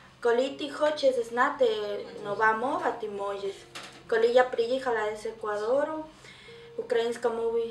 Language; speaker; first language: Ukrainian; non-native, learner; Spanish